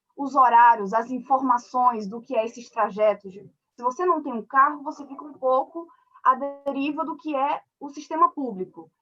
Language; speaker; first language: Portuguese; early bilingual, other home language; French